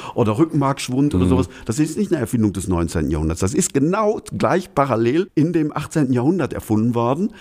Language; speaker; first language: German; native; German